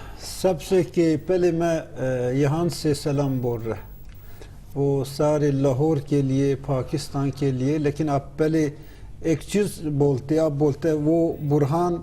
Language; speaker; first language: Hindi; non-native, learner; Turkish